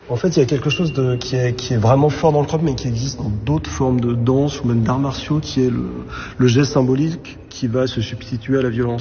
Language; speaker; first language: French; native; French